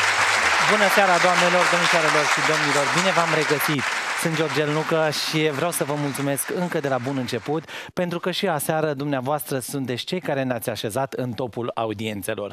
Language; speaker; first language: Romanian; native; Romanian